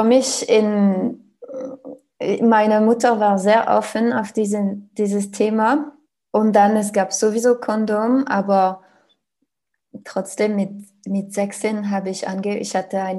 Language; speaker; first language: German; non-native, learner; French